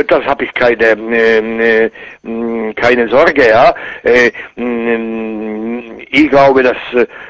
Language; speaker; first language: German; non-native, fluent; Czech